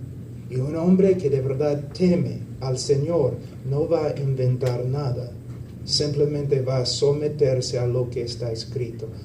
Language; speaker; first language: Spanish; non-native, fluent; English